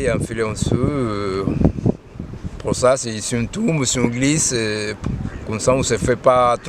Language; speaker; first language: French; non-native, learner; Spanish